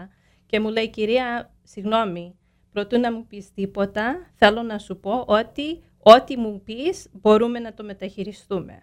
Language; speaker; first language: Greek; early bilingual, heritage; Greek